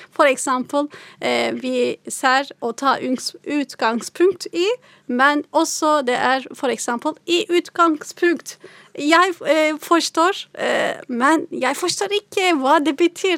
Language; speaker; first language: Norwegian; non-native, fluent; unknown